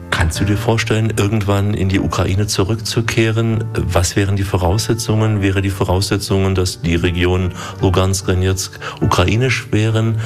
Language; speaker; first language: German; native; German